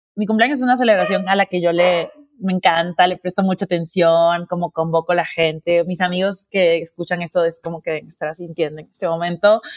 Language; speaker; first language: Spanish; native; Spanish